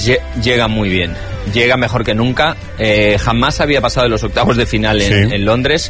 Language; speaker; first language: Spanish; native; Spanish